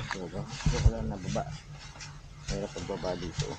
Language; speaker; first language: Filipino; native; Filipino